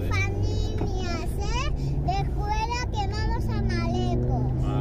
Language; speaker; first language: Spanish; early bilingual, other home language; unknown